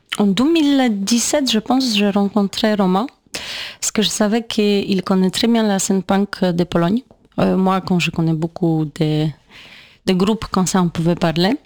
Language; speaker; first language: French; non-native, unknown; Polish